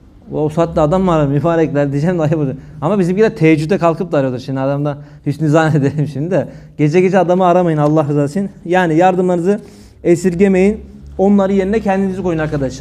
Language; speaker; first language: Turkish; native; Turkish